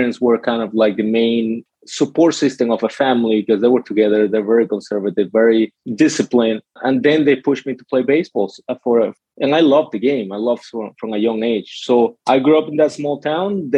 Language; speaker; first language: English; non-native, fluent; Spanish